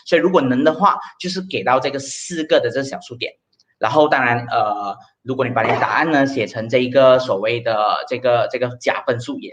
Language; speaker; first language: Chinese; native; Chinese